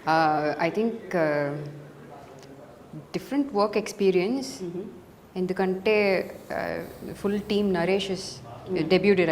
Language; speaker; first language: Telugu; non-native, learner; Tamil